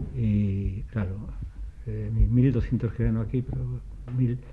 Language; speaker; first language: Spanish; non-native, local second language; Basque